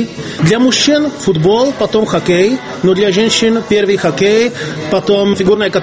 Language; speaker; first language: Russian; non-native, fluent; Czech